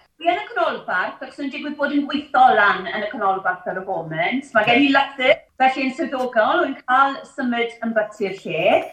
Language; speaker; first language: Welsh; non-native, local second language; English